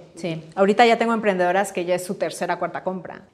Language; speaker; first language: Spanish; native; Spanish